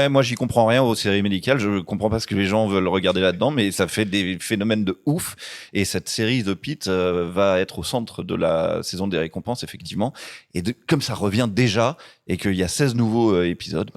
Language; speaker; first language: French; native; French